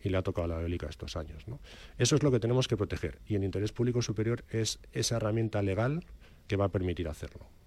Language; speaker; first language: Spanish; native; Spanish